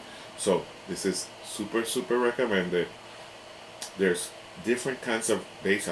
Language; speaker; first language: English; native; English